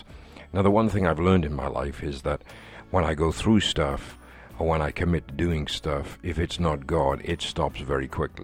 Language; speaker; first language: English; native; English